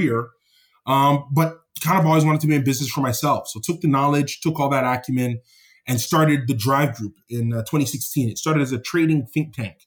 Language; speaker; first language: English; native; English